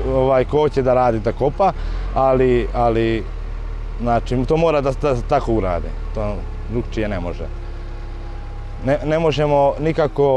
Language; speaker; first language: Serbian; non-native, local second language; Hungarian